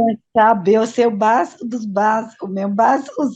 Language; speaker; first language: Portuguese; native; Portuguese